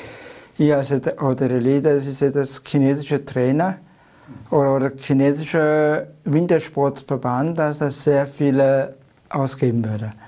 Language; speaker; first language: German; non-native, learner; Chinese